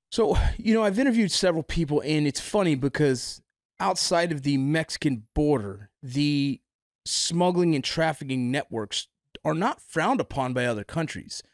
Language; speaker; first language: English; native; English